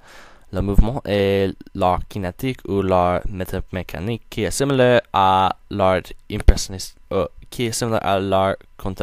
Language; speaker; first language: French; non-native, learner; English